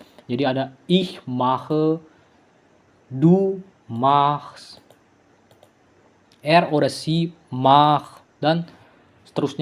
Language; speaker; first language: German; non-native, learner; Indonesian